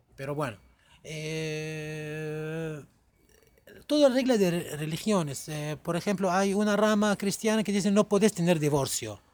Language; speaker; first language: Spanish; non-native, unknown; Arabic